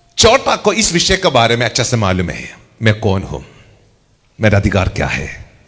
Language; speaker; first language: Hindi; non-native, local second language; Malayalam